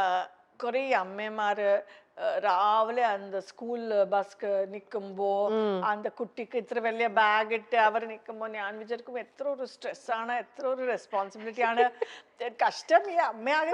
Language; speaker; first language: Malayalam; non-native, fluent; Kannada